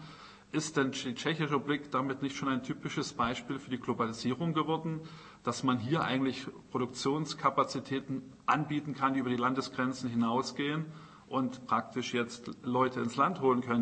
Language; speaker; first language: German; native; German